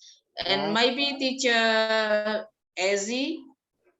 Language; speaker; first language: English; non-native, fluent; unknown